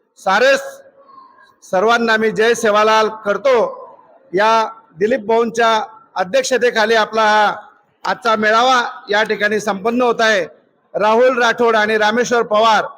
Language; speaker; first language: Marathi; native; Marathi